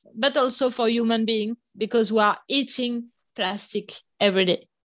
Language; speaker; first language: English; non-native, fluent; French